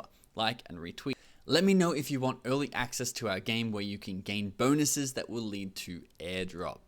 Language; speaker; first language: English; native; English